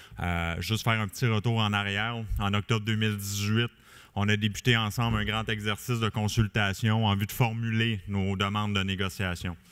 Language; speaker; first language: French; native; French